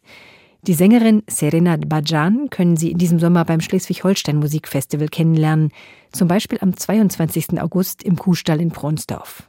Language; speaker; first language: German; native; German